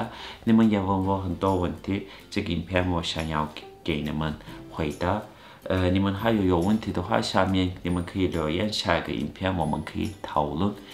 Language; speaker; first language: Chinese; non-native, fluent; Turkish